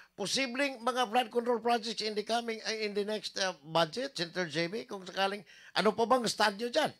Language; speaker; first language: Filipino; non-native, local second language; Cebuano